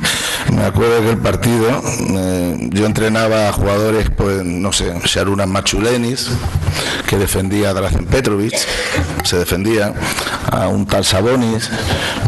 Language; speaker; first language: Spanish; native; Spanish